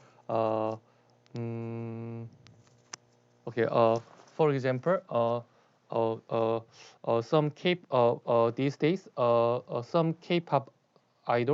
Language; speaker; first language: English; non-native, learner; Korean